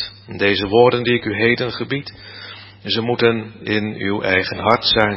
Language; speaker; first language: Dutch; native; Dutch